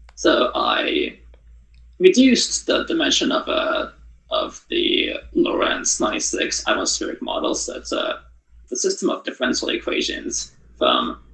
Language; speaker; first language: English; non-native, fluent; Japanese